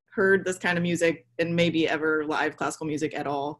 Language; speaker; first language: English; native; English